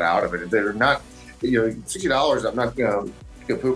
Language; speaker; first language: English; native; English